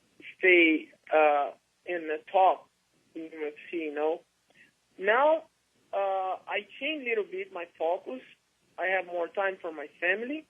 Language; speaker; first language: English; non-native, learner; Portuguese